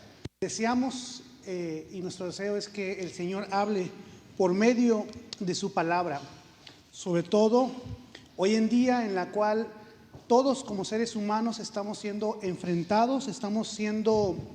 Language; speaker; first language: Spanish; native; Spanish